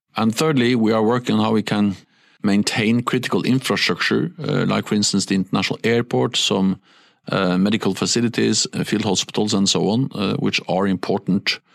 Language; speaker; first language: English; non-native, fluent; Norwegian